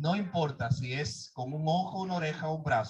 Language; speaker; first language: Spanish; native; Spanish